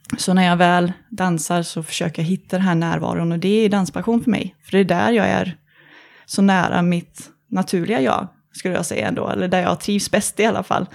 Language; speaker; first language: Swedish; native; Swedish